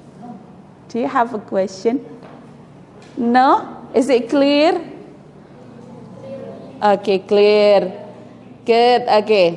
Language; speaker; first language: English; non-native, fluent; Indonesian